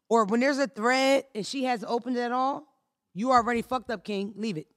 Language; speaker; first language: English; native; English